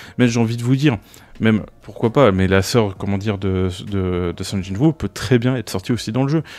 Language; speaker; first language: French; native; French